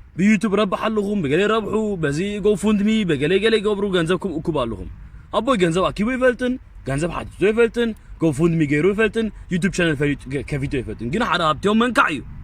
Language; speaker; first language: Tigrinya; early bilingual, heritage; Tigrinya